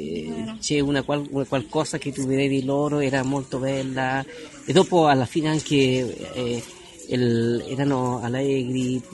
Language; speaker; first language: Italian; non-native, fluent; Spanish